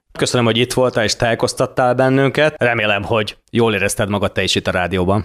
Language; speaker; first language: Hungarian; native; Hungarian